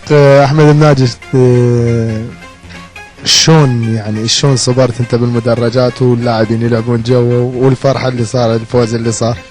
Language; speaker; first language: Arabic; native; Arabic